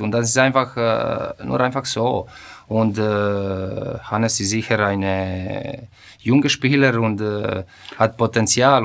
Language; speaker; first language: German; non-native, fluent; Croatian